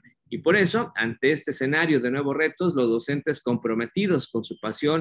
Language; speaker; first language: Spanish; native; Spanish